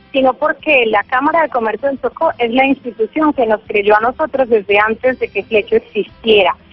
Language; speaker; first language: Spanish; native; Spanish